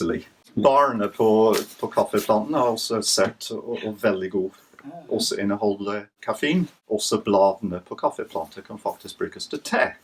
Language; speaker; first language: Norwegian; non-native, fluent; English